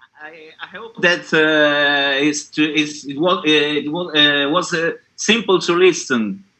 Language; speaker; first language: English; non-native, learner; Italian